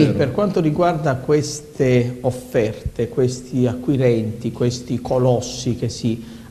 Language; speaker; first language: Italian; native; Italian